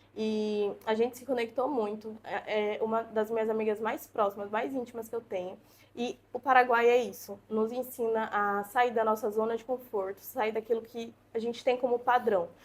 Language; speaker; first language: Portuguese; native; Portuguese